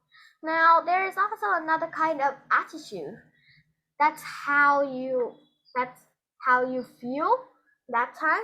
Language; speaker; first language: English; non-native, fluent; Vietnamese